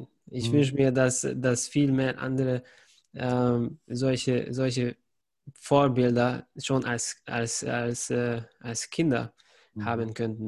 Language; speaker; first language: German; non-native, fluent; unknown